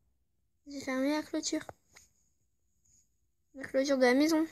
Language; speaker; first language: French; native; French